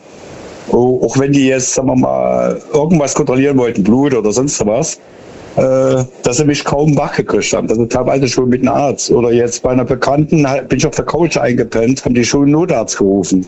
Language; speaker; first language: German; native; German